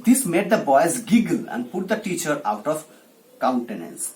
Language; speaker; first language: English; non-native, local second language; Bangla